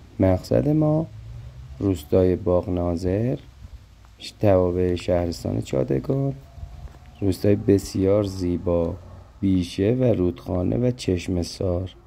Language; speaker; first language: Persian; native; Persian